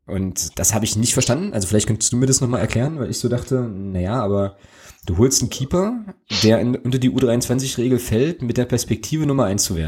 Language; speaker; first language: German; native; German